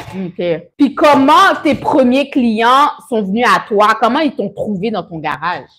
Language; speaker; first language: French; early bilingual, other home language; Haitian Creole